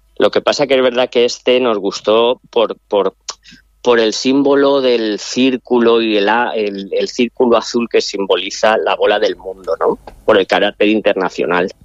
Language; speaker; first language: Spanish; native; Spanish